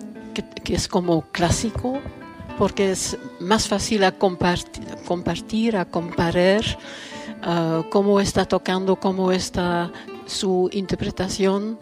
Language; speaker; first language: Spanish; non-native, learner; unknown